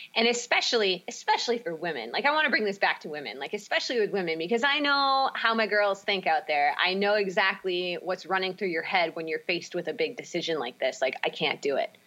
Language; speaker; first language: English; native; English